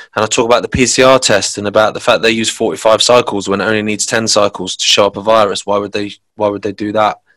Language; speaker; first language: English; native; English